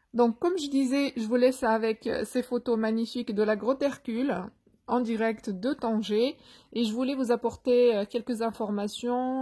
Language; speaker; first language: French; non-native, local second language; Arabic